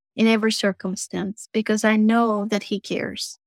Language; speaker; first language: English; non-native, fluent; Russian